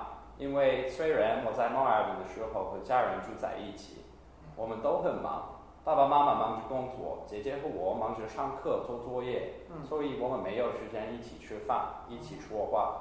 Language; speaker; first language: Chinese; non-native, fluent; English